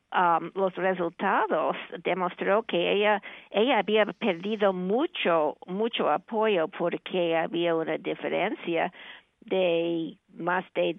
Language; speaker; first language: Spanish; non-native, fluent; English